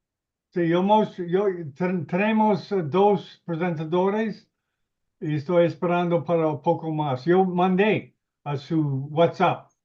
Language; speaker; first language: Spanish; non-native, learner; English